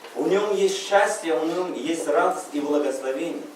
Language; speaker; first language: Russian; non-native, local second language; Uzbek